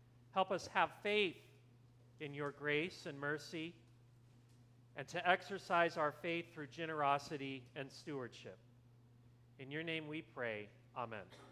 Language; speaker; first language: English; native; English